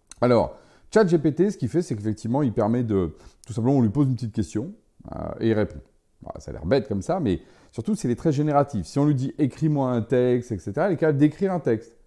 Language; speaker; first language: French; native; French